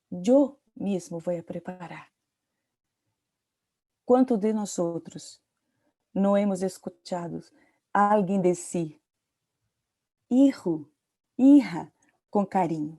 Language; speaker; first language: Portuguese; non-native, learner; Spanish